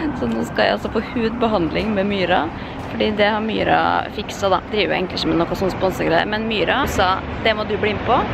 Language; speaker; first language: Norwegian; native; Norwegian